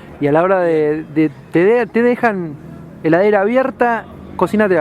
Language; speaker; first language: Spanish; native; Spanish